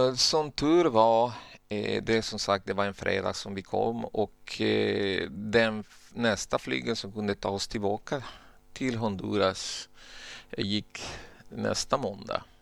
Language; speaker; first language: Swedish; non-native, fluent; Spanish